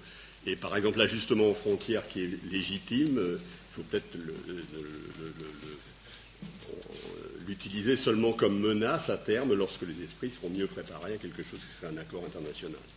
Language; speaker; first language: French; native; French